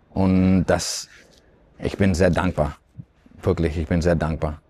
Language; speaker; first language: German; non-native, fluent; Spanish